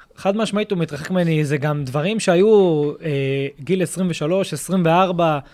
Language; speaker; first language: Hebrew; native; Hebrew